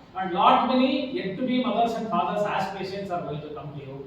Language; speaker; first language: English; non-native, local second language; Kannada